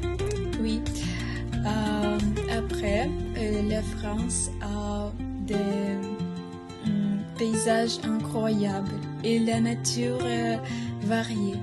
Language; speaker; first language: French; non-native, fluent; Ukrainian